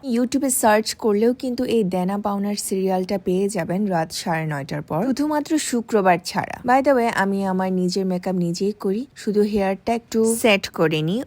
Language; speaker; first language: Bangla; non-native, local second language; Marma